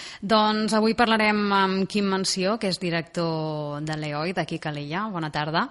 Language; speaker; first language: Catalan; native; Catalan